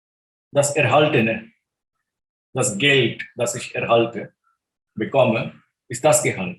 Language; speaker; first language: German; non-native, fluent; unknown